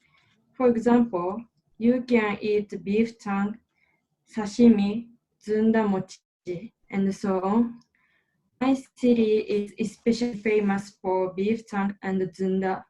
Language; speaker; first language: English; non-native, learner; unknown